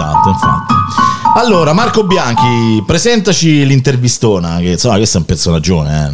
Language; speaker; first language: Italian; native; Italian